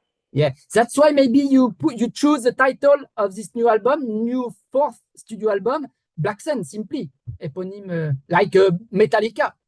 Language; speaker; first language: English; non-native, learner; French